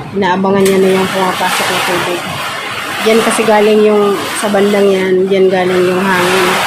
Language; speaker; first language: Filipino; non-native, local second language; Bikol